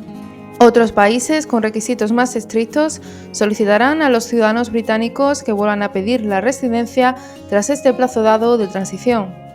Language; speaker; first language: Spanish; native; Spanish